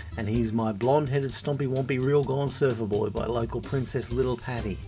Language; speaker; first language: English; native; English